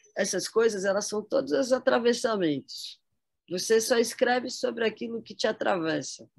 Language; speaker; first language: Portuguese; native; Portuguese